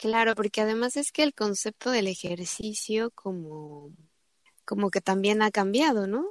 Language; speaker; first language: Spanish; native; Spanish